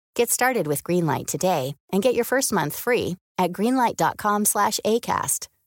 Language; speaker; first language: English; native; English